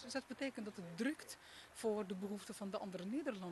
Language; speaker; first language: Dutch; non-native, fluent; Arabic